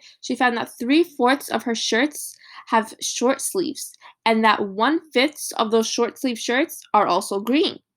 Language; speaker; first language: English; native; English